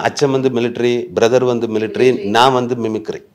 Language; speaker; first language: Tamil; non-native, learner; Malayalam